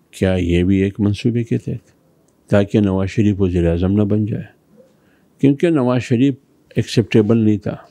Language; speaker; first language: Urdu; non-native, local second language; Pashto